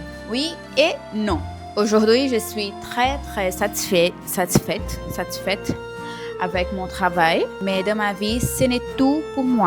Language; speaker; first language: French; non-native, learner; Portuguese